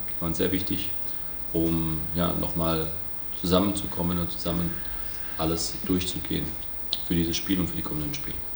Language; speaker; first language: German; native; German